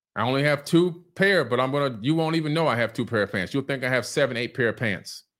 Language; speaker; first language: English; native; English